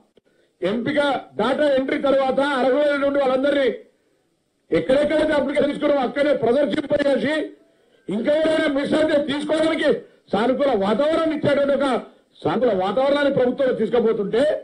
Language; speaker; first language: Telugu; native; Telugu